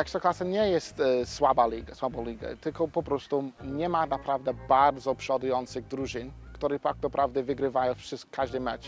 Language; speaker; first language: Polish; non-native, fluent; English